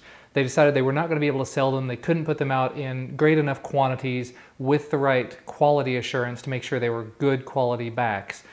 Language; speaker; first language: English; native; English